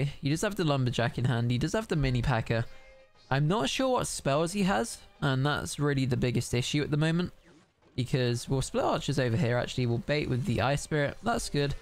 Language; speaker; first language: English; native; English